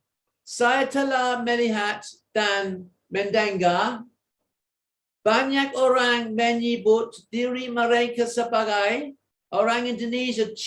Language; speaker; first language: Indonesian; non-native, fluent; English